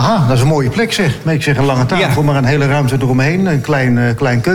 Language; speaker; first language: Dutch; native; Dutch